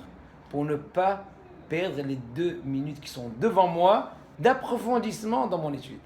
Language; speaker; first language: French; native; French